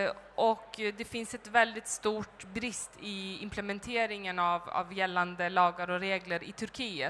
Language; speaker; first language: Swedish; early bilingual, other home language; Turkish